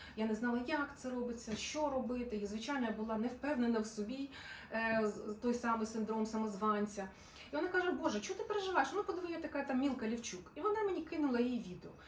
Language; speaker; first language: Ukrainian; non-native, local second language; Russian